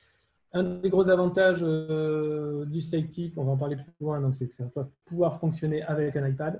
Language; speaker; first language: French; native; French